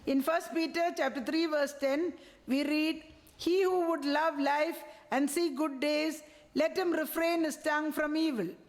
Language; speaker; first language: English; non-native, local second language; Tamil